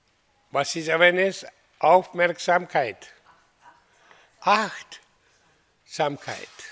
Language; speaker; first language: German; non-native, fluent; Hindi